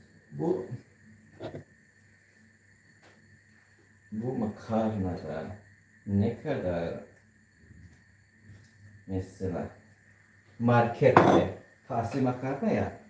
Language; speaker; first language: Turkish; non-native, learner; Filipino